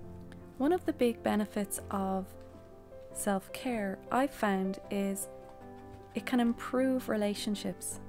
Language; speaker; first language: English; native; English